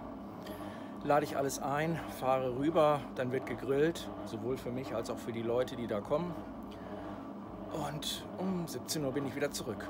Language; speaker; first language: German; native; German